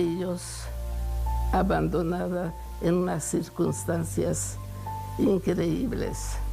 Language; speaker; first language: Spanish; non-native, fluent; Hungarian